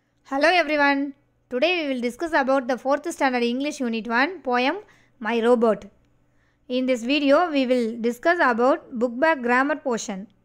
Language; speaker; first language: English; non-native, local second language; Tamil